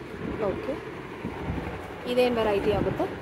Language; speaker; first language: Kannada; native; Kannada